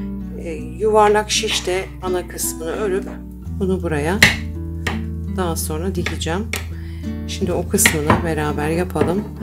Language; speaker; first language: Turkish; native; Turkish